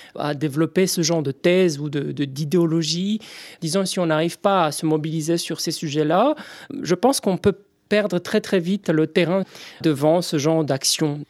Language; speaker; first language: French; non-native, fluent; Romanian